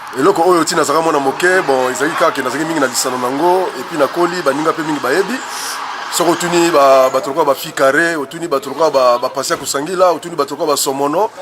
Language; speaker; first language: Lingala; non-native, local second language; Kongo